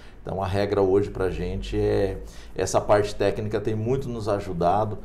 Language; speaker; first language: Portuguese; native; Portuguese